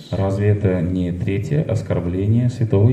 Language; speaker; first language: Russian; native; Russian